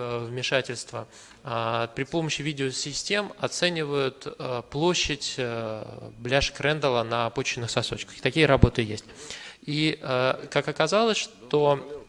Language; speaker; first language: Russian; native; Russian